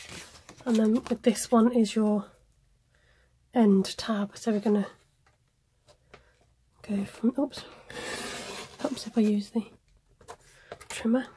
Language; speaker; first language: English; native; English